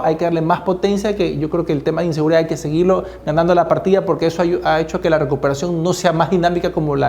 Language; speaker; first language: Spanish; native; Spanish